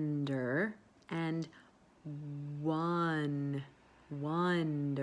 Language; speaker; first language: English; native; English